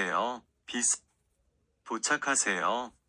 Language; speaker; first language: Korean; non-native, learner; Filipino